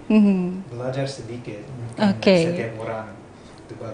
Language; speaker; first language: Indonesian; non-native, fluent; English